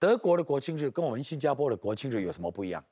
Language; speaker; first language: Chinese; native; Chinese